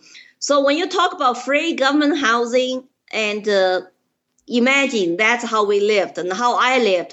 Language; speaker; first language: English; non-native, fluent; Chinese